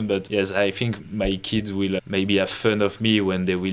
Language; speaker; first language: English; non-native, fluent; French